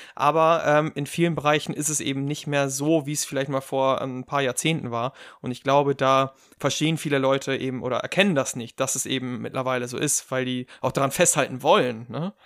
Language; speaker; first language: German; native; German